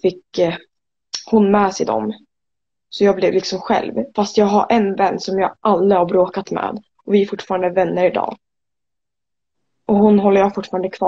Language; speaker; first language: Swedish; native; Swedish